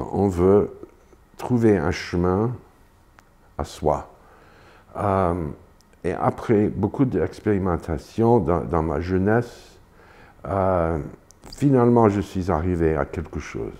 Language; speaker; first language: French; non-native, fluent; English